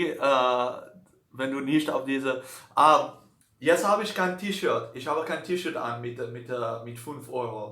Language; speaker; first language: German; non-native, learner; Dutch